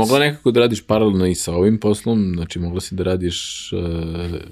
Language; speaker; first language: Serbian; native; Serbian